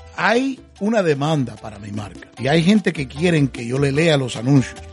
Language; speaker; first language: Spanish; early bilingual, heritage; Spanish